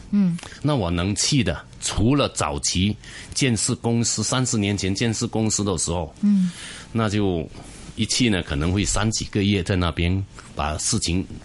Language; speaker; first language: Chinese; non-native, fluent; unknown